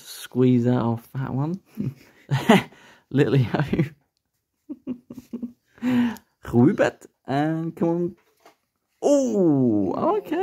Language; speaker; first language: English; native; English